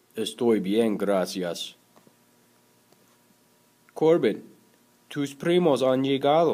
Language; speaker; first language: Spanish; non-native, learner; English